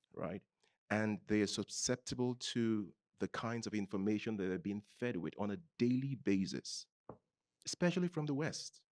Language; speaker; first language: English; non-native, local second language; Yoruba